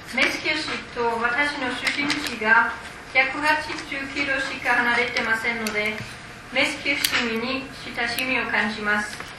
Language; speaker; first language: Japanese; non-native, fluent; German